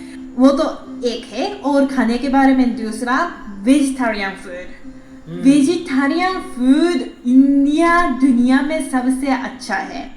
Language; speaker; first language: Hindi; non-native, fluent; Japanese